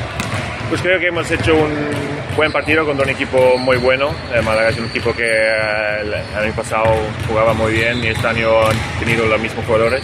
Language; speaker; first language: Spanish; non-native, fluent; Swedish